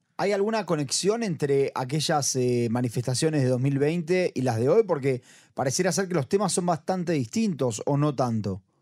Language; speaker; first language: Spanish; native; Spanish